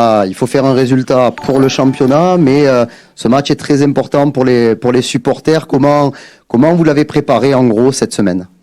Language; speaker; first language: French; native; French